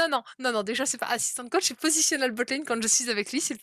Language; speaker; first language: French; native; French